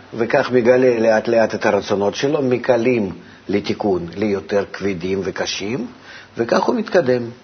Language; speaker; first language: Hebrew; native; Hebrew